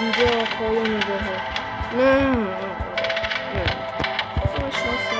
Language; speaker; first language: Persian; native; Persian